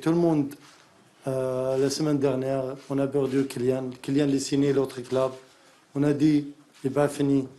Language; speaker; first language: French; non-native, learner; Arabic